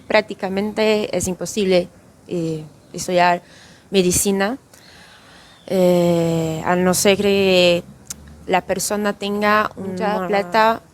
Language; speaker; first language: Spanish; non-native, fluent; Portuguese